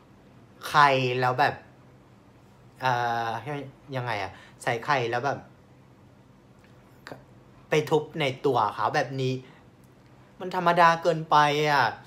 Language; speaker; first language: Thai; non-native, fluent; Vietnamese